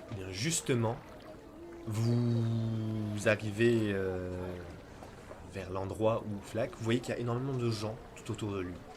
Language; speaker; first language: French; native; French